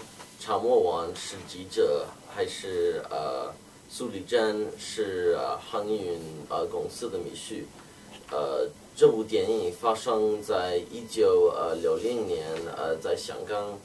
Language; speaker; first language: Chinese; non-native, learner; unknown